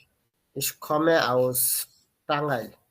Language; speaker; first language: German; non-native, learner; Bangla